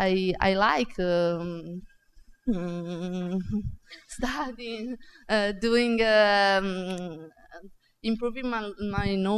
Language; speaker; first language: English; non-native, fluent; Italian